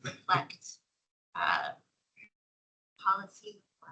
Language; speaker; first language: English; native; English